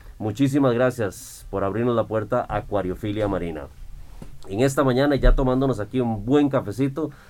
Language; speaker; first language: Spanish; native; Spanish